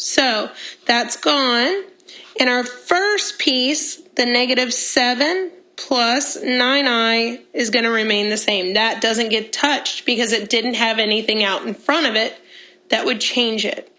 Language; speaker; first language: English; native; English